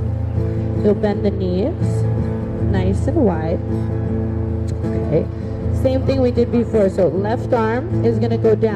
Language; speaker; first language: English; native; English